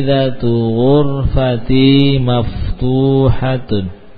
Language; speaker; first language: Arabic; non-native, fluent; Indonesian